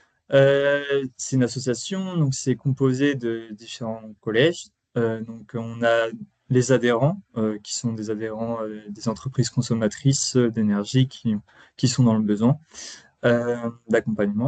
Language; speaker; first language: French; native; French